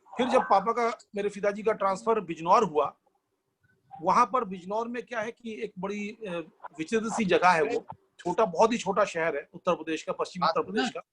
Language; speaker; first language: Hindi; non-native, local second language; Bangla